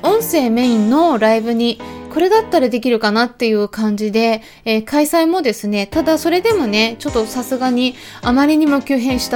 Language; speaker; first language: Japanese; native; Japanese